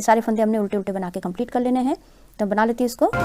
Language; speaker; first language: Hindi; non-native, local second language; Punjabi